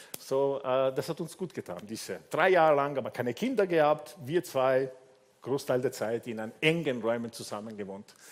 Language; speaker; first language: German; non-native, fluent; Italian